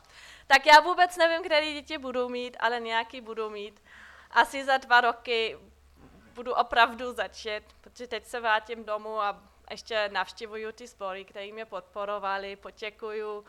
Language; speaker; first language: Czech; non-native, fluent; German